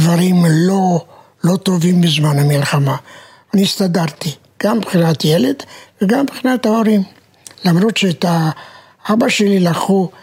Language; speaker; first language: Hebrew; non-native, fluent; Romanian